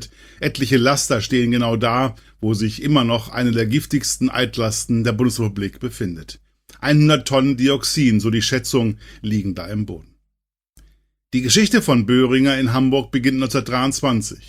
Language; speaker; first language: German; native; German